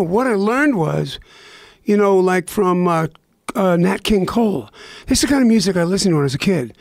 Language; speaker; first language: English; native; English